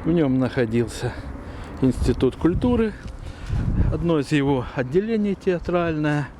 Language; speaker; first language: Russian; native; Russian